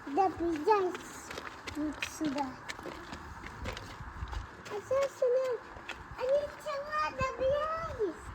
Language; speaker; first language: Russian; early bilingual, other home language; Armenian